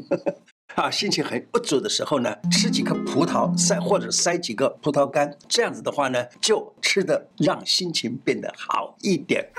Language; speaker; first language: Chinese; native; Chinese